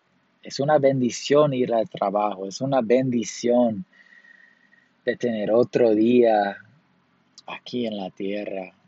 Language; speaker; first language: Spanish; early bilingual, heritage; Spanish